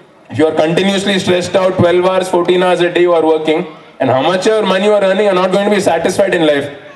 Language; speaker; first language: English; non-native, local second language; Kannada